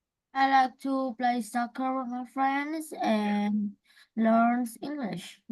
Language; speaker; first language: English; non-native, fluent; Vietnamese